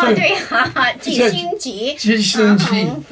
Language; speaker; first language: Chinese; native; Chinese